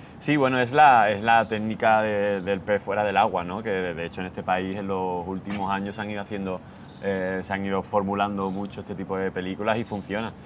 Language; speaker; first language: Spanish; native; Spanish